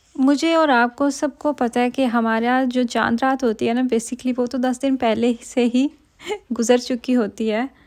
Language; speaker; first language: Urdu; native; Urdu